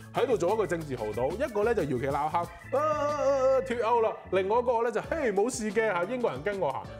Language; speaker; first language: Cantonese; native; Cantonese